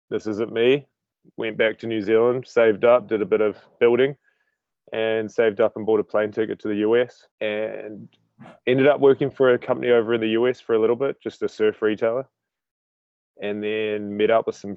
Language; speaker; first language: English; native; English